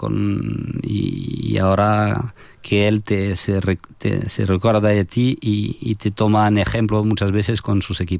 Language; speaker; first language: Spanish; non-native, fluent; French